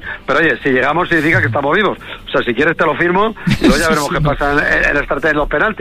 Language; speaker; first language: Spanish; native; Spanish